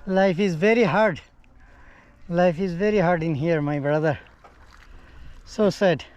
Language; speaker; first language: English; non-native, learner; Bangla